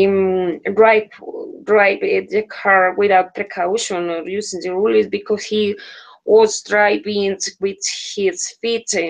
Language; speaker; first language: English; non-native, learner; Spanish